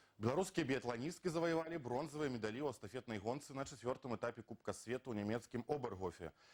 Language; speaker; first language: Belarusian; native; Belarusian